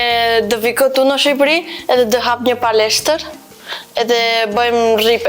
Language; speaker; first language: Albanian; early bilingual, heritage; Albanian